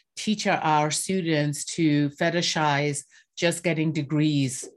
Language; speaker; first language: English; non-native, local second language; Bangla